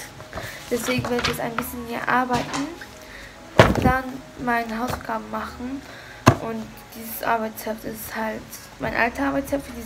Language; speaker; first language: German; early bilingual, other home language; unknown